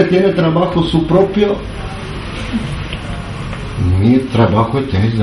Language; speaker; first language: Spanish; non-native, learner; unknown